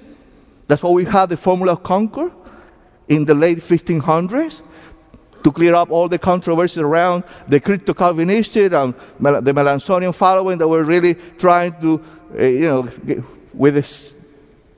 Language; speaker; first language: English; non-native, fluent; Spanish